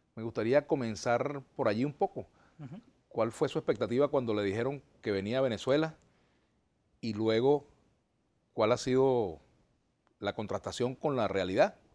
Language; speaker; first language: Spanish; native; Spanish